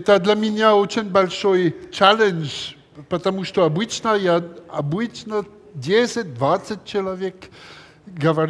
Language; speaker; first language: Russian; non-native, learner; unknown